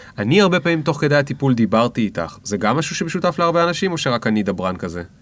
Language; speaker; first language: Hebrew; native; Hebrew